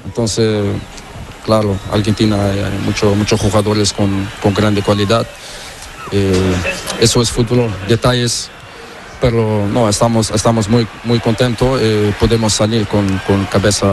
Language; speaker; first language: Spanish; non-native, learner; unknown